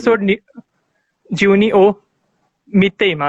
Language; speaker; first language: Japanese; non-native, learner; Hindi